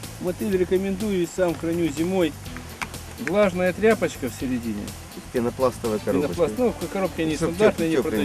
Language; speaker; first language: Russian; non-native, local second language; Ukrainian